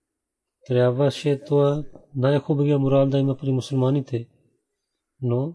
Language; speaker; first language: Bulgarian; non-native, learner; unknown